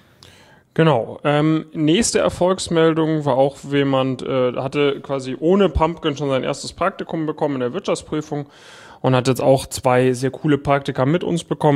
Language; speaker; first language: German; native; German